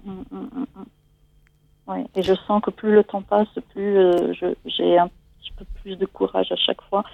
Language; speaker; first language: French; non-native, fluent; Italian